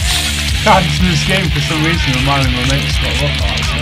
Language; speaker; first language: English; native; English